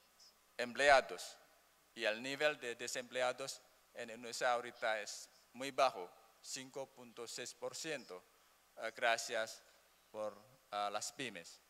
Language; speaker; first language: Spanish; non-native, learner; Indonesian